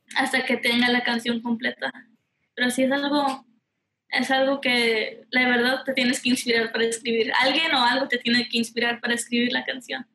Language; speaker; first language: Spanish; early bilingual, heritage; Spanish